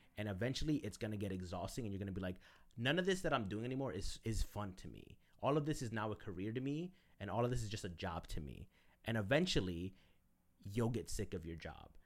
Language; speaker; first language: English; early bilingual, other home language; Spanish